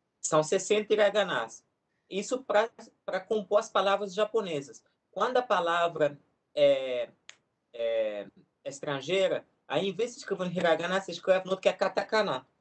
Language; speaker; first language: Portuguese; non-native, local second language; Kabuverdianu